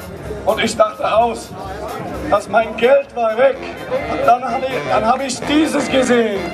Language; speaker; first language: German; non-native, learner; Swedish